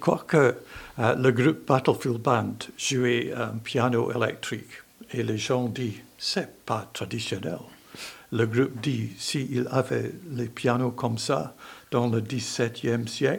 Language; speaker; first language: French; non-native, learner; English